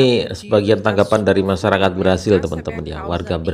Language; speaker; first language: Indonesian; native; Indonesian